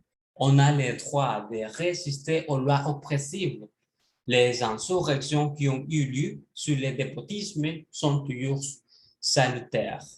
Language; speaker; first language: French; non-native, learner; Spanish